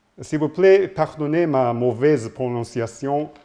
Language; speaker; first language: French; non-native, learner; Japanese